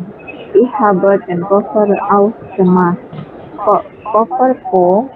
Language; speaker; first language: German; non-native, learner; Indonesian